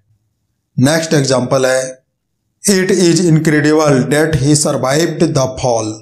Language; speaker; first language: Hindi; native; Hindi